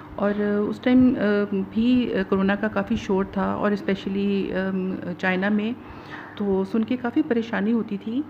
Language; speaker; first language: Urdu; native; Urdu